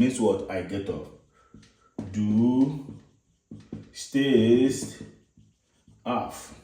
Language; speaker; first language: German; non-native, learner; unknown